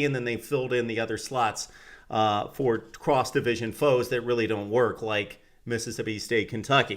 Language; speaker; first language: English; native; English